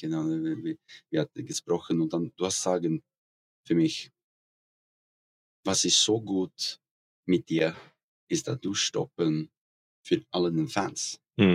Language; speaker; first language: German; non-native, learner; Norwegian